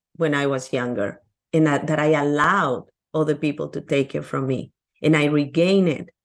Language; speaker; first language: English; non-native, fluent; Spanish